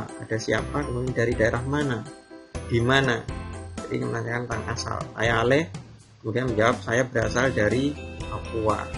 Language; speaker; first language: Indonesian; native; Indonesian